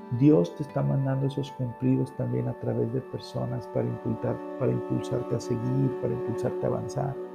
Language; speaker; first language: Spanish; native; Spanish